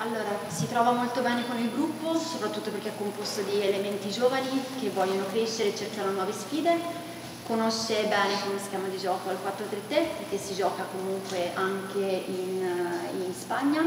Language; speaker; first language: Italian; native; Italian